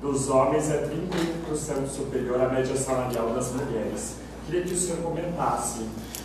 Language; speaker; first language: Portuguese; native; Portuguese